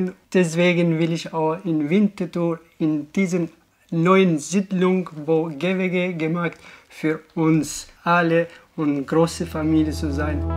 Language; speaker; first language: German; non-native, learner; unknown